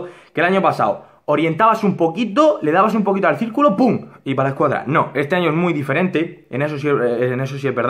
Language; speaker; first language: Spanish; native; Spanish